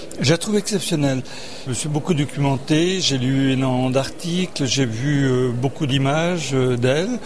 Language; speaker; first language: French; native; French